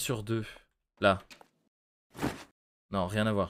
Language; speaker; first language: French; native; French